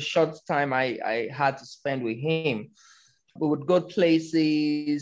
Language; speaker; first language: English; non-native, local second language; Yoruba